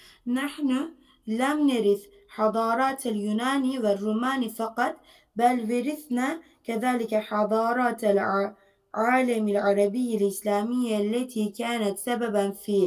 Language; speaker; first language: Arabic; non-native, learner; Turkish